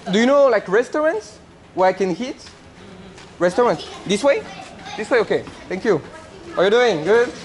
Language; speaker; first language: English; non-native, learner; French